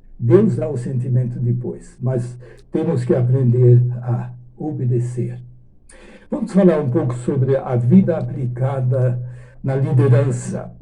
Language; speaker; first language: Portuguese; non-native, fluent; German